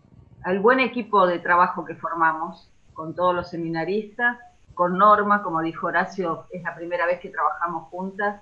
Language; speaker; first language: Spanish; native; Spanish